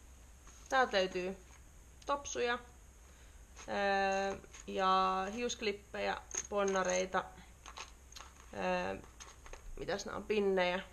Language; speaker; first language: Finnish; native; Finnish